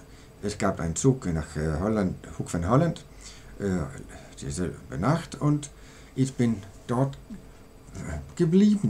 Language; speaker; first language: German; non-native, learner; Danish